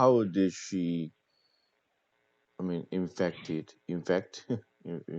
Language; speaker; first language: English; non-native, learner; Korean